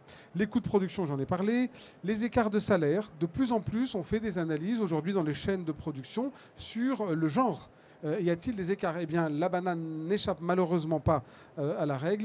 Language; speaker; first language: French; native; French